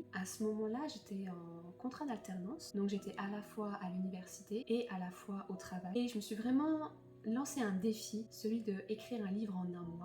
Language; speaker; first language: French; native; French